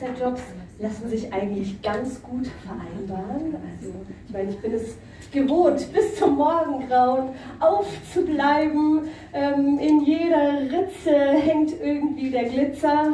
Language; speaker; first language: German; native; German